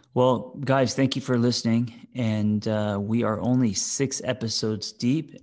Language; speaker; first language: English; native; English